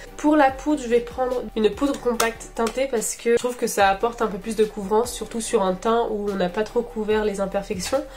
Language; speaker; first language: French; early bilingual, other home language; Portuguese